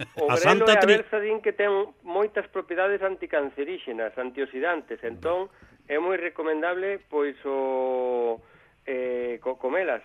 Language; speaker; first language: Galician; native; Galician